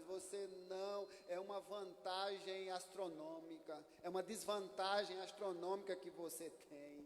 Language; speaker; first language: Portuguese; native; Portuguese